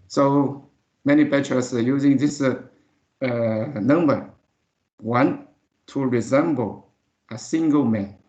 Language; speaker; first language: English; non-native, learner; Chinese